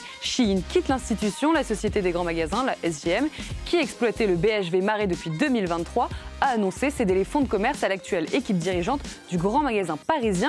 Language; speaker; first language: French; native; French